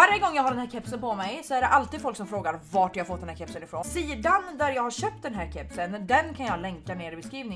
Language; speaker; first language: Swedish; native; Swedish